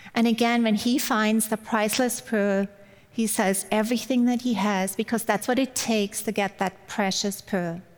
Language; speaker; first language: English; non-native, fluent; German